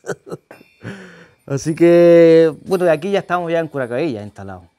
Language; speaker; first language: Spanish; native; Spanish